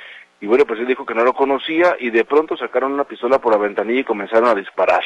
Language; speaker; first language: Spanish; native; Spanish